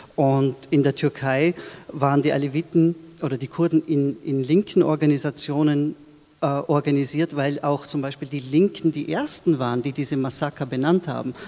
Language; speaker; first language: German; early bilingual, other home language; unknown